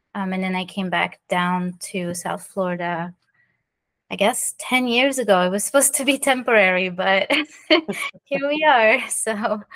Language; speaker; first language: English; early bilingual, other home language; French